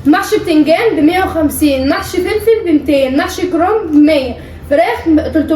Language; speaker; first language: Arabic; native; Arabic